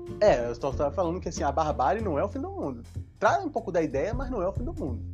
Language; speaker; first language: Portuguese; native; Portuguese